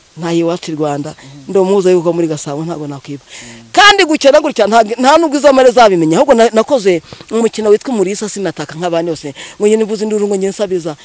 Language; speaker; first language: Kinyarwanda; native; Kinyarwanda